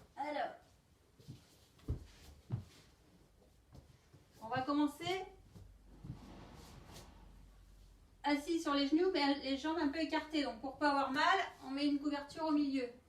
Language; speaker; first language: French; native; French